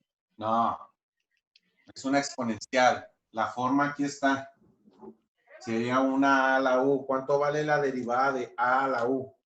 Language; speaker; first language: Spanish; native; Spanish